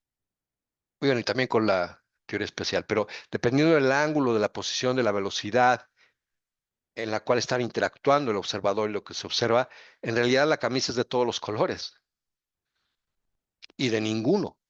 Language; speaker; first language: Spanish; native; Spanish